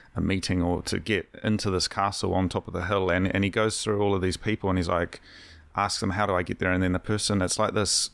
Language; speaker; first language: English; native; English